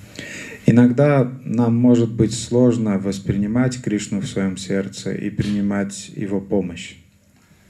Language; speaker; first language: Russian; native; Russian